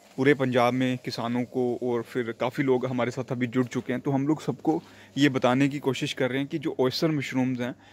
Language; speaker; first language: Hindi; non-native, local second language; Punjabi